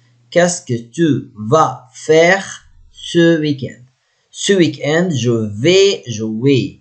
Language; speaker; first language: French; non-native, learner; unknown